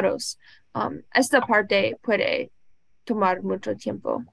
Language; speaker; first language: Spanish; non-native, learner; English